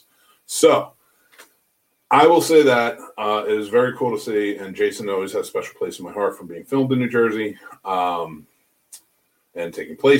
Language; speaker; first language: English; native; English